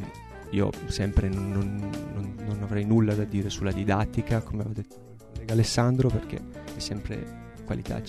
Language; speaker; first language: Italian; non-native, fluent; Arabic